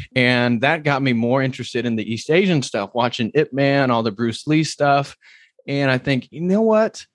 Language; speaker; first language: English; native; English